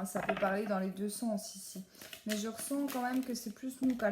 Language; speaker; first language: French; native; French